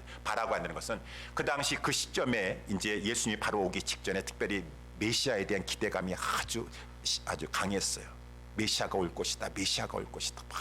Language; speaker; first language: Korean; native; Korean